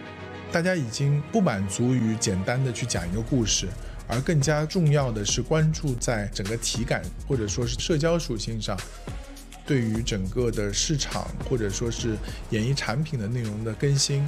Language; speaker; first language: Chinese; native; Chinese